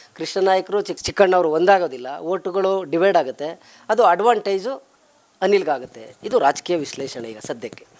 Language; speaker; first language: Kannada; native; Kannada